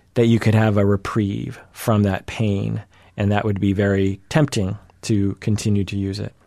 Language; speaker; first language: English; early bilingual, other home language; Japanese